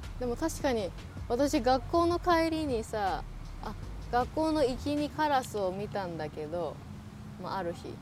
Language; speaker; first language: Japanese; non-native, learner; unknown